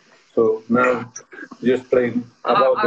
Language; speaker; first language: English; non-native, fluent; Spanish